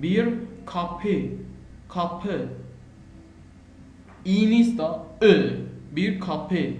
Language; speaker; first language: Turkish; non-native, fluent; Persian